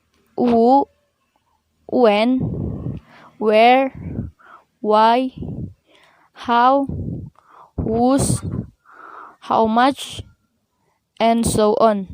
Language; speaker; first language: English; non-native, learner; Indonesian